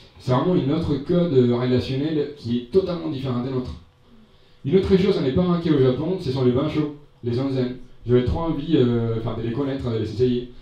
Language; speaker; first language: French; non-native, fluent; Spanish